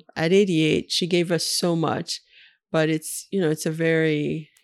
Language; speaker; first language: English; early bilingual, other home language; Haitian Creole